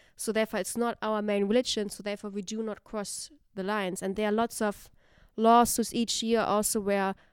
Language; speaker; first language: English; non-native, fluent; German